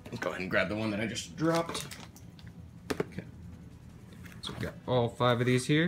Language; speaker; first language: English; native; English